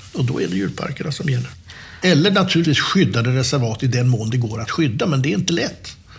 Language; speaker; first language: Swedish; native; Swedish